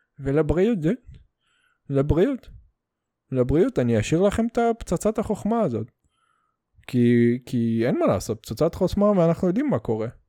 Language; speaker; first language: Hebrew; early bilingual, other home language; Russian